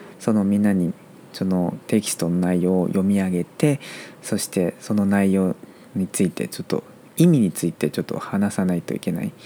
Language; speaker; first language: Japanese; non-native, fluent; Chinese